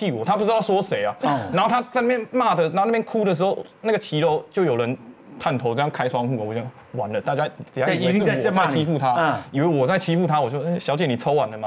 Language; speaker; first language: Chinese; native; Chinese